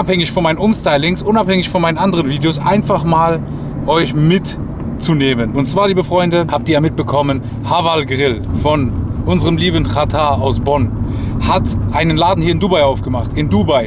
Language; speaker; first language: German; native; German